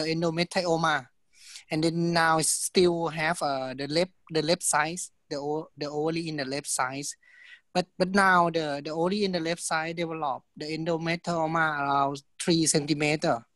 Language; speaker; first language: English; non-native, learner; Thai